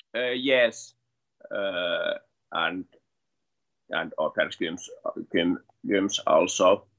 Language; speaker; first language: English; non-native, learner; Finnish